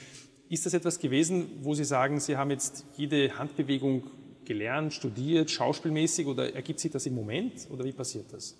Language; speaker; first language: German; native; German